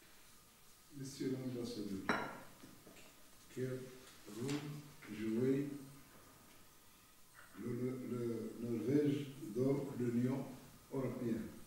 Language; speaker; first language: French; non-native, local second language; Arabic